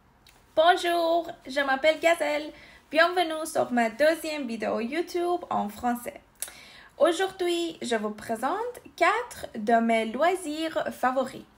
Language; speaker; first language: French; non-native, learner; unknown